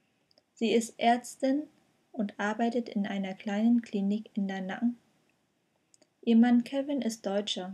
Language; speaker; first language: German; non-native, fluent; Vietnamese